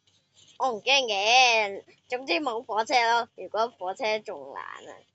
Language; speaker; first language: Chinese; native; Chinese